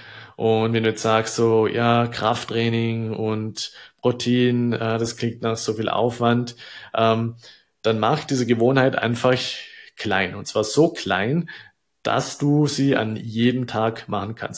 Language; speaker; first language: German; native; German